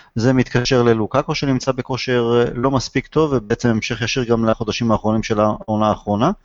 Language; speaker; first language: Hebrew; native; Hebrew